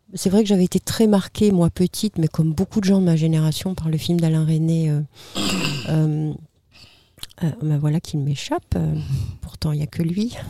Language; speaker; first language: French; native; French